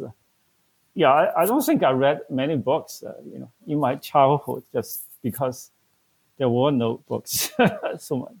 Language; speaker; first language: English; non-native, fluent; Chinese